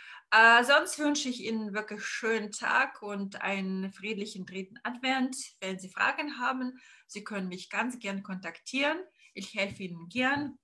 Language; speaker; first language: German; non-native, fluent; Russian